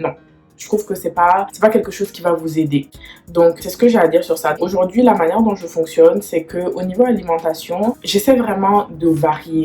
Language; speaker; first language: French; native; French